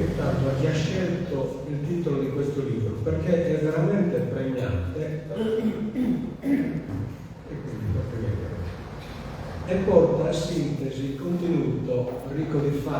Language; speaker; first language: Italian; native; Italian